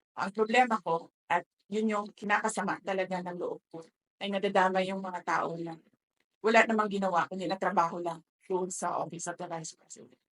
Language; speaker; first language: Filipino; non-native, local second language; Cebuano